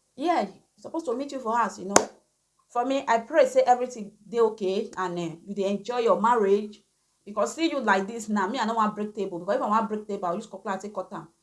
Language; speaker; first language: Nigerian Pidgin; native; Nigerian Pidgin